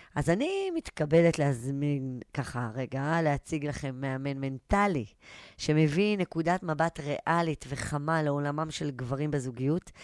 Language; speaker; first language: Hebrew; native; Hebrew